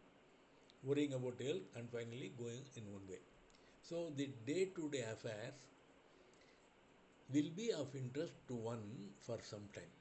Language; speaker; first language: English; non-native, local second language; Tamil